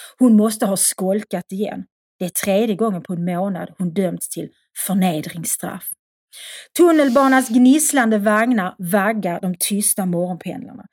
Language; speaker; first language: Swedish; native; Swedish